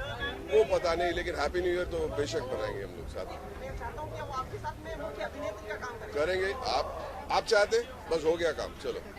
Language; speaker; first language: Hindi; native; Hindi